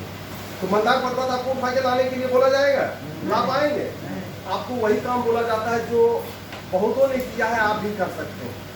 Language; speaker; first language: Hindi; native; Hindi